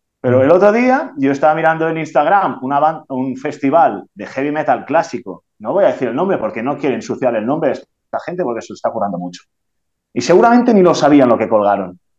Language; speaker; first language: Spanish; non-native, local second language; Catalan